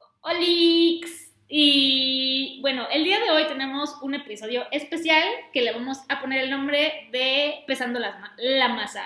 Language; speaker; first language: Spanish; native; Spanish